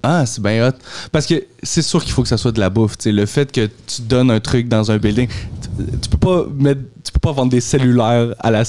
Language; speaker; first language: French; native; French